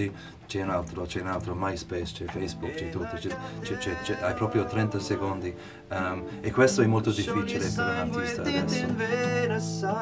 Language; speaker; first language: Italian; non-native, fluent; English